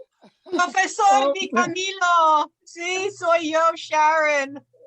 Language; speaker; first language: Spanish; non-native, fluent; English